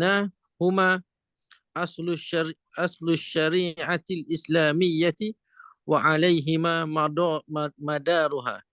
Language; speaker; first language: Arabic; non-native, fluent; Malay